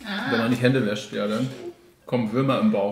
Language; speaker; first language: German; native; German